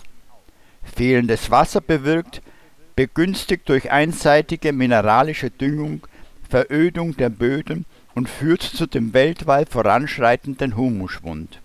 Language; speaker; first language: German; native; German